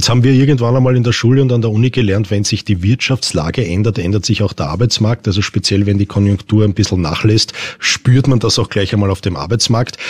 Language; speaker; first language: German; native; German